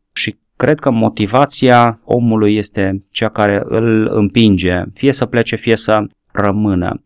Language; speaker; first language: Romanian; native; Romanian